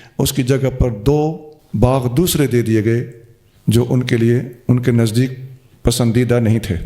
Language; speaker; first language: Urdu; non-native, local second language; Punjabi